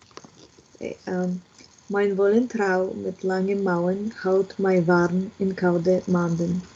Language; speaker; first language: Dutch; non-native, learner; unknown